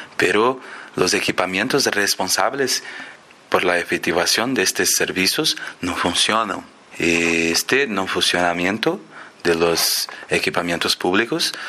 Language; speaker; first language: Spanish; non-native, learner; Portuguese